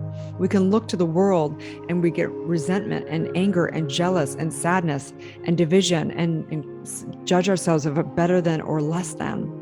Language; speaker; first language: English; native; English